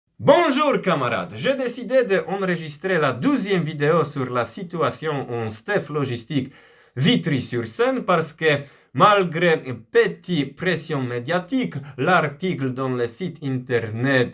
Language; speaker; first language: French; non-native, fluent; Polish